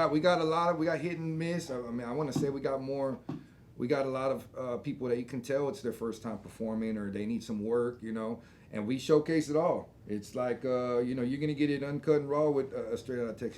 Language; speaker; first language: English; native; English